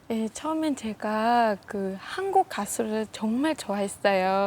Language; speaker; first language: Korean; non-native, fluent; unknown